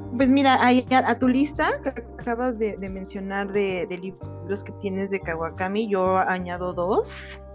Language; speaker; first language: Spanish; native; Spanish